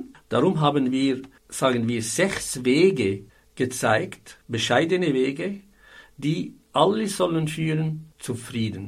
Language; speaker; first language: German; non-native, fluent; Arabic